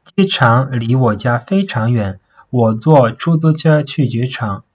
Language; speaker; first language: Chinese; non-native, fluent; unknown